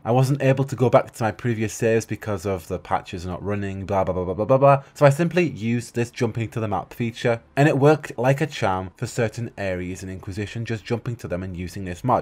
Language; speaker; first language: English; native; English